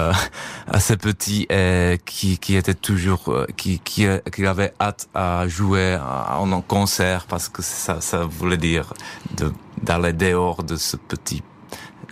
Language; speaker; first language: French; non-native, fluent; Czech